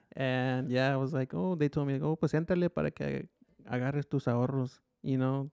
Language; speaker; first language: English; early bilingual, other home language; Spanish